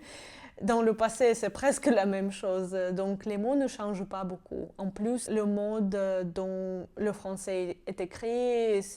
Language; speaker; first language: French; non-native, fluent; Georgian